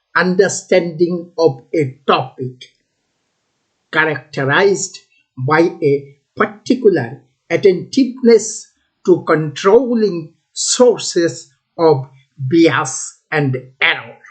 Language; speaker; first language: English; non-native, local second language; Bangla